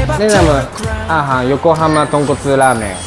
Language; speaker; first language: Thai; non-native, learner; Japanese